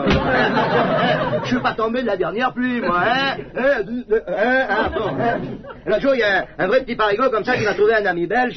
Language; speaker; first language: French; native; French